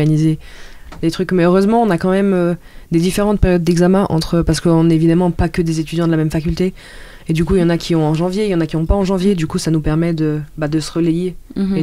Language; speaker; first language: French; native; French